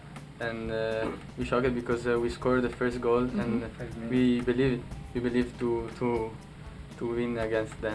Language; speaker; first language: English; non-native, local second language; Filipino